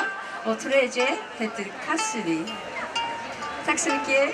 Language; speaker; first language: Swedish; non-native, learner; Japanese